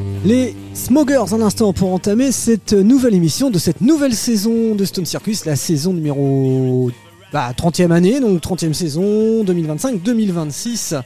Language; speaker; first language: French; native; French